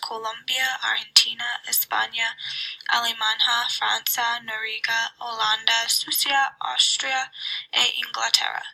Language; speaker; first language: Portuguese; non-native, learner; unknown